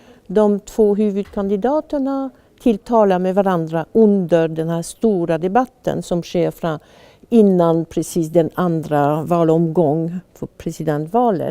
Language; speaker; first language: Swedish; non-native, fluent; French